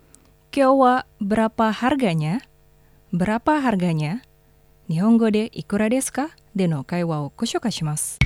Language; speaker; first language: Japanese; non-native, fluent; Indonesian